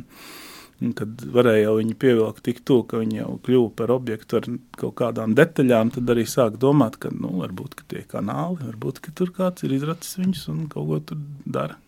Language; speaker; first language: Latvian; native; Latvian